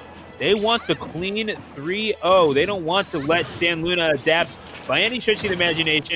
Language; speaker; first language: English; native; English